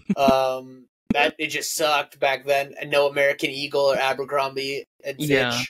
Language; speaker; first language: English; native; English